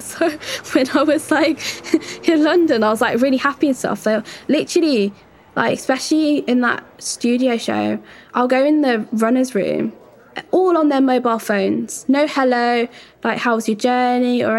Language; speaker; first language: English; native; English